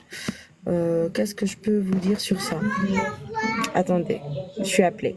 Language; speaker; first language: French; native; French